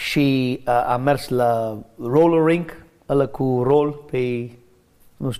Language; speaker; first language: Romanian; non-native, learner; English